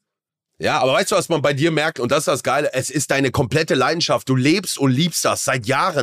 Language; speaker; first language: German; native; German